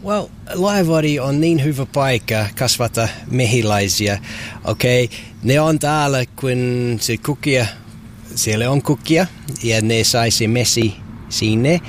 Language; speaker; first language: Finnish; non-native, learner; English